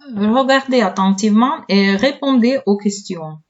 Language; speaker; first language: French; non-native, fluent; Ukrainian